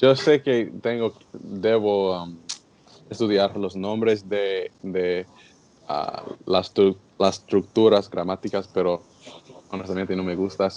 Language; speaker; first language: Spanish; non-native, learner; English